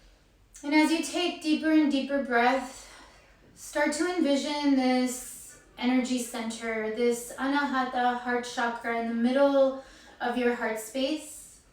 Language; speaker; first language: English; native; English